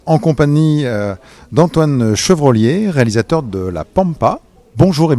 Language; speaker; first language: French; native; French